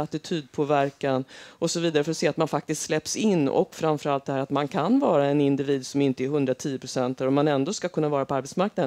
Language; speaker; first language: Swedish; native; Swedish